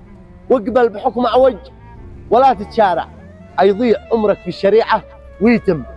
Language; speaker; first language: Arabic; native; Arabic